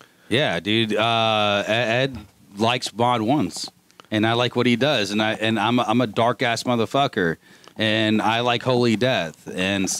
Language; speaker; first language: English; native; English